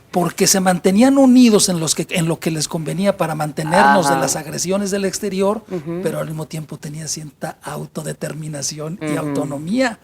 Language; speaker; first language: Spanish; native; Spanish